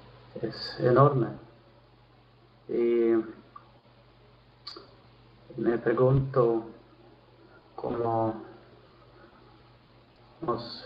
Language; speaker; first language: Spanish; non-native, fluent; Swedish